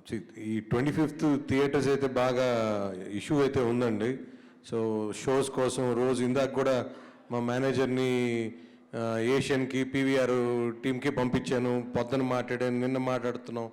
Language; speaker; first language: Telugu; native; Telugu